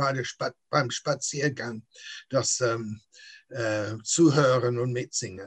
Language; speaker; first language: German; non-native, fluent; English